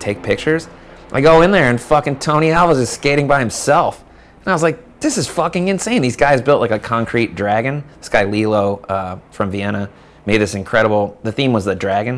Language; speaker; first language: English; native; English